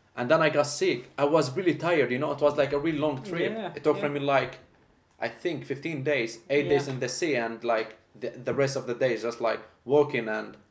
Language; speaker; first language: English; non-native, fluent; Arabic